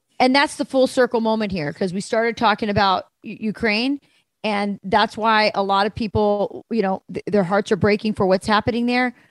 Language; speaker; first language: English; native; English